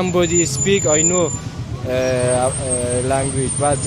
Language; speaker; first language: English; non-native, learner; Persian